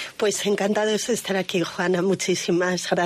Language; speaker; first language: Spanish; native; Spanish